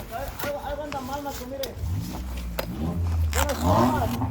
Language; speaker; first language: Spanish; native; Spanish